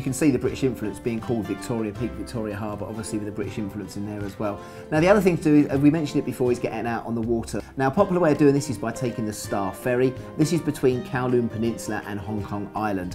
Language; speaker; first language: English; native; English